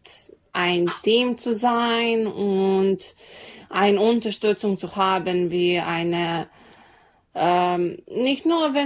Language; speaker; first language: German; non-native, learner; Serbian